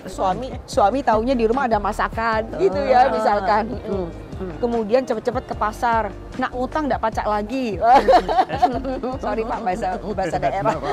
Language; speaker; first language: Indonesian; native; Indonesian